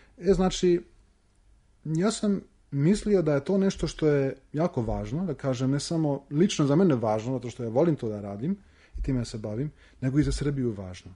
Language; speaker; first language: Serbian; early bilingual, heritage; Serbian